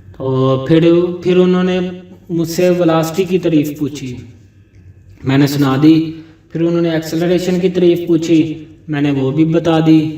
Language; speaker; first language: Urdu; non-native, local second language; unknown